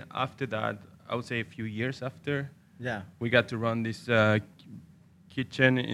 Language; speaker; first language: English; non-native, fluent; Spanish